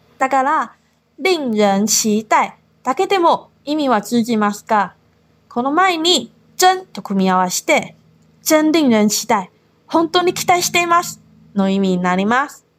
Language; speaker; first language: Japanese; non-native, fluent; Chinese